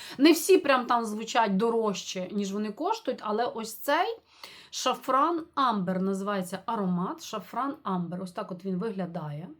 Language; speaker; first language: Ukrainian; non-native, local second language; Russian